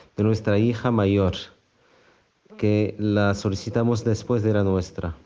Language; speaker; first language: Spanish; non-native, fluent; Arabic